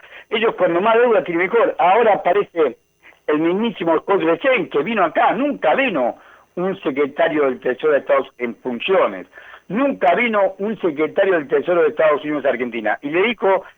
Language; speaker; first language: Spanish; native; Spanish